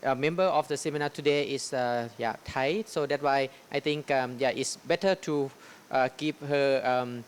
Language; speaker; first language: English; non-native, fluent; Thai